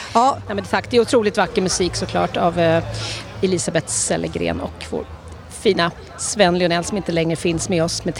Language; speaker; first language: Swedish; native; Swedish